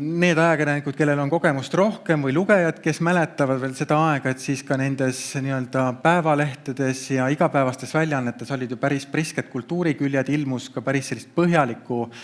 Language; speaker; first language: Estonian; native; Estonian